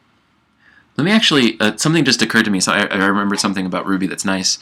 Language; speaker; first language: English; native; English